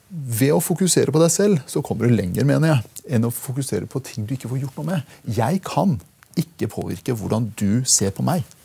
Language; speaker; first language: Norwegian; early bilingual, other home language; Persian